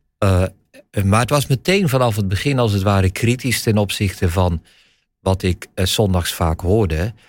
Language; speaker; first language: Dutch; native; Dutch